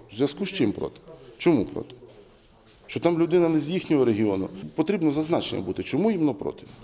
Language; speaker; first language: Ukrainian; native; Ukrainian